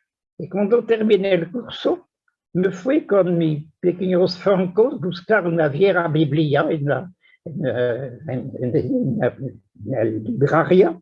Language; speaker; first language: Spanish; non-native, fluent; French